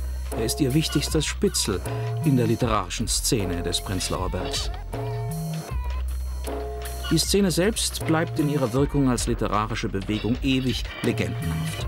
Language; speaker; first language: German; native; German